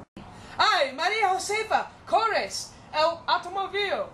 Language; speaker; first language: Spanish; non-native, learner; English